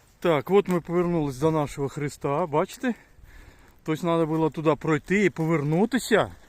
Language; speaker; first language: Ukrainian; non-native, local second language; Russian